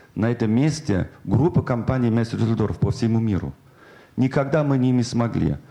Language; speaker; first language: Russian; non-native, fluent; German